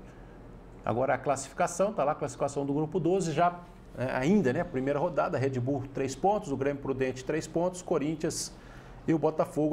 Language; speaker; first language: Portuguese; native; Portuguese